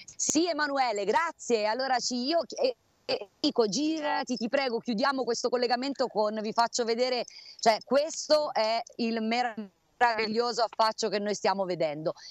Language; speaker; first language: Italian; native; Italian